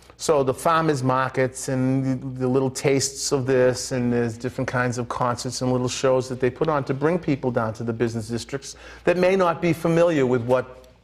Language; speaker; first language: English; native; English